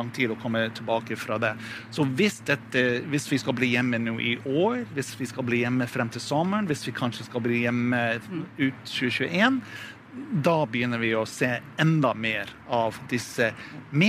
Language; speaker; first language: Norwegian; non-native, fluent; English